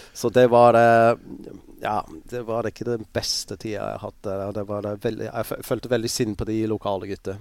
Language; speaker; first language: Norwegian; non-native, fluent; English